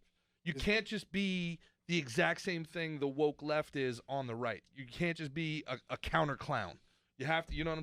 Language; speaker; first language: English; native; English